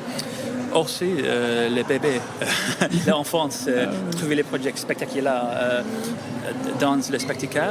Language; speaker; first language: French; non-native, learner; English